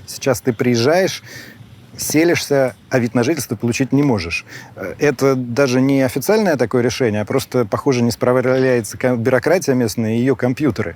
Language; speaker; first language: Russian; native; Russian